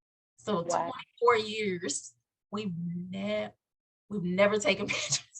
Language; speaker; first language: English; native; English